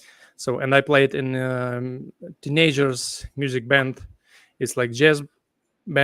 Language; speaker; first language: English; non-native, fluent; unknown